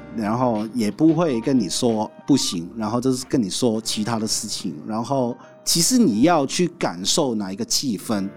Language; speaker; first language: Chinese; non-native, local second language; Cantonese